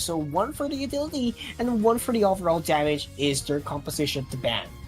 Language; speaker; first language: English; non-native, local second language; Filipino